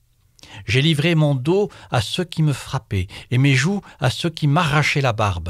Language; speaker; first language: French; native; French